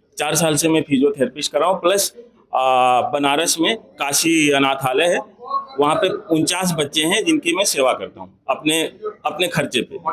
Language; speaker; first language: Hindi; native; Hindi